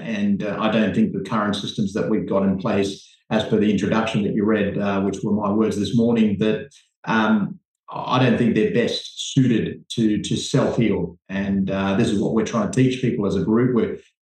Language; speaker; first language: English; native; English